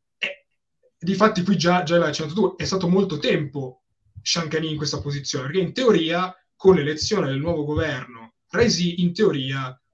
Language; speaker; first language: Italian; native; Italian